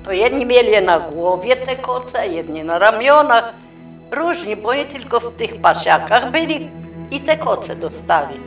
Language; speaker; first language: Polish; non-native, local second language; Kashubian